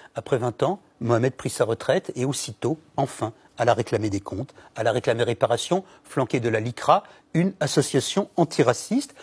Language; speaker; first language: French; native; French